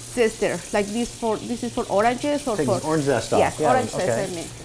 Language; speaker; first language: English; non-native, fluent; Spanish